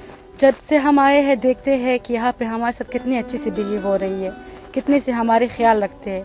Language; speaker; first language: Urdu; non-native, fluent; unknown